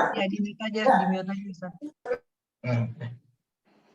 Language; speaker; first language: Indonesian; native; Indonesian